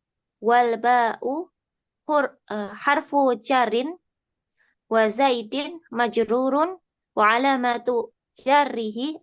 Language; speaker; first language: Arabic; non-native, learner; Indonesian